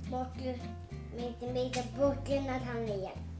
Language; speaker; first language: Japanese; early bilingual, heritage; Japanese